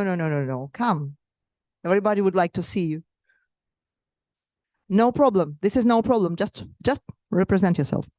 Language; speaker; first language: English; non-native, fluent; Russian